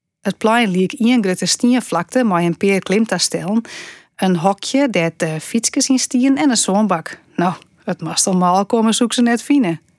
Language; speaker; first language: Dutch; native; Dutch